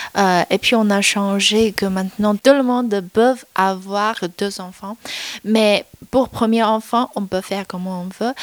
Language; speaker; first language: French; non-native, learner; Chinese